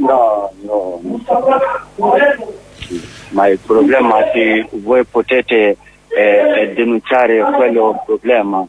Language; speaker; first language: Italian; non-native, learner; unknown